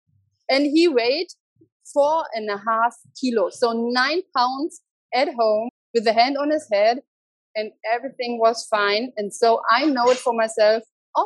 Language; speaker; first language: English; non-native, learner; German